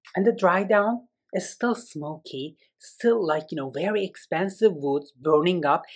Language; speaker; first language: English; non-native, fluent; Turkish